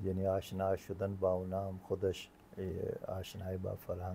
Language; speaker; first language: Persian; non-native, fluent; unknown